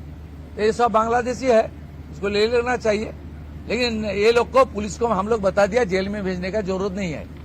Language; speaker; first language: Hindi; non-native, local second language; Bangla